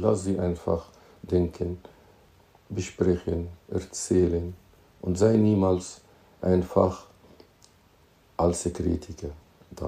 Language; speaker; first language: German; non-native, fluent; Arabic